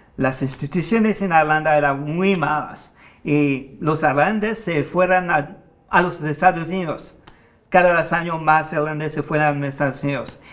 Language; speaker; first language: Spanish; non-native, fluent; French